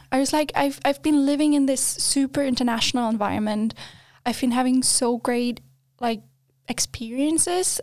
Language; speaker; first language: English; non-native, fluent; German